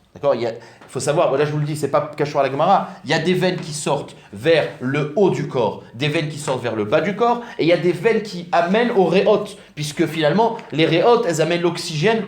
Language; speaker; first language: French; native; French